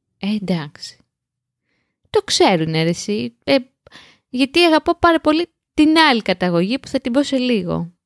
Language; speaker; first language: Greek; native; Greek